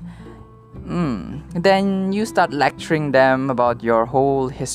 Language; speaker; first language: English; non-native, local second language; Malay